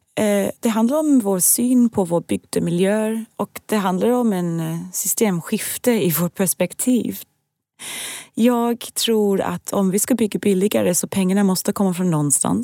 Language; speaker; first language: Swedish; non-native, fluent; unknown